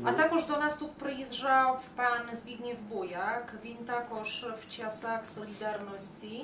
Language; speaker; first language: Ukrainian; non-native, fluent; Polish